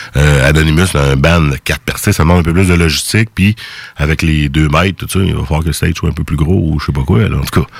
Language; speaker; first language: French; native; French